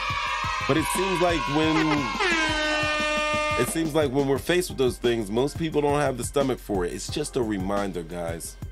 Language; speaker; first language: English; native; English